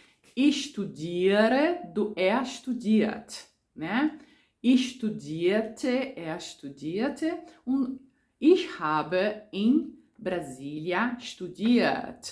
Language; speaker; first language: German; non-native, fluent; Portuguese